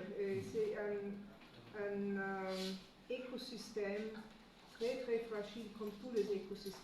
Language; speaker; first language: French; non-native, fluent; German